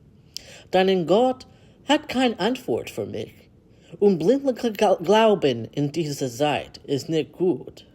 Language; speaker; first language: German; non-native, learner; English